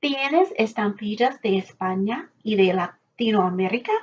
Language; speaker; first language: Spanish; non-native, learner; English